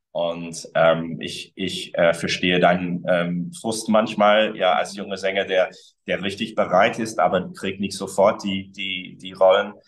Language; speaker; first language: German; early bilingual, other home language; English